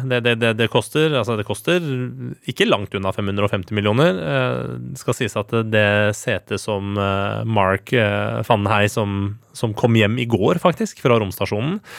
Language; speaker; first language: Norwegian; early bilingual, other home language; Persian